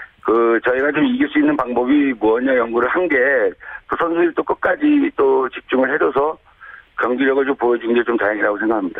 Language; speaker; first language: Korean; native; Korean